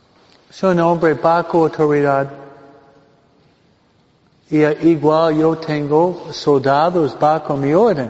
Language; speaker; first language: Spanish; non-native, fluent; English